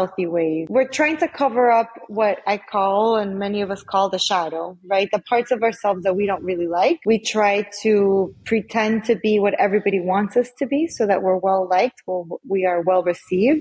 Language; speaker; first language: English; early bilingual, other home language; Spanish